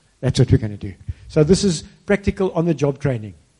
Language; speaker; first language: English; native; English